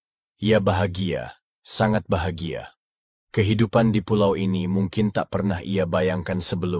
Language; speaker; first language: Indonesian; native; Indonesian